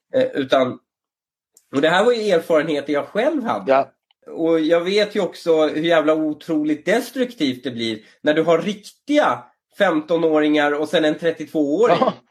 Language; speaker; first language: Swedish; early bilingual, other home language; Persian